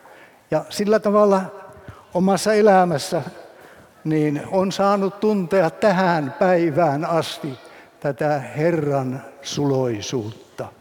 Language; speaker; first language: Finnish; native; Finnish